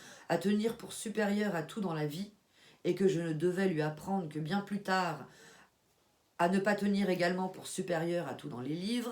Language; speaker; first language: French; native; French